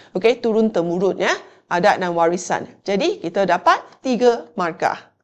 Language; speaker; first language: Malay; non-native, local second language; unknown